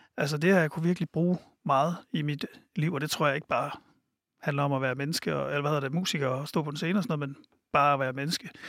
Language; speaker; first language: Danish; native; Danish